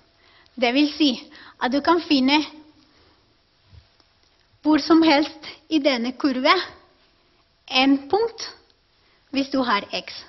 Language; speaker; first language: Norwegian; non-native, fluent; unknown